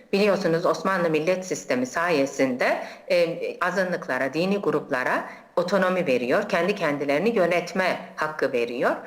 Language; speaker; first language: Turkish; native; Turkish